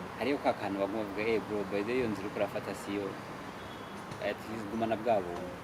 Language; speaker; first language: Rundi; early bilingual, heritage; Rundi